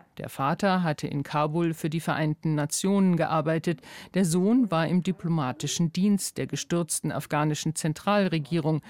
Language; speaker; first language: German; native; German